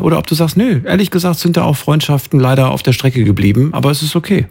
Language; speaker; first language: German; native; German